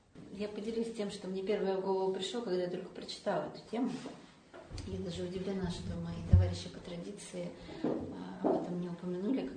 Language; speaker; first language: Russian; native; Russian